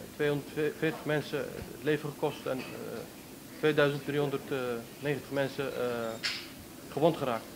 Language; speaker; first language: Dutch; early bilingual, other home language; Turkish